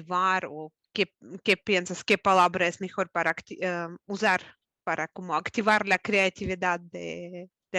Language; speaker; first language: Spanish; non-native, fluent; Russian